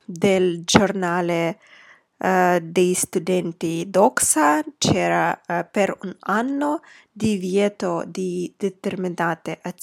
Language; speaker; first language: Italian; non-native, fluent; Russian